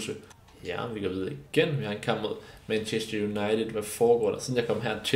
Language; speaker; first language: Danish; native; Danish